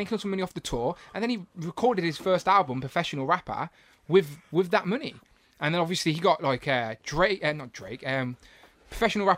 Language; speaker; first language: English; native; English